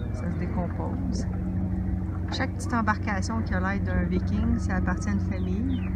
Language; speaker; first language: French; native; French